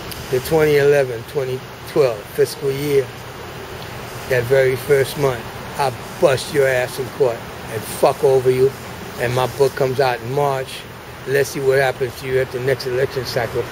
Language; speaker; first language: English; native; English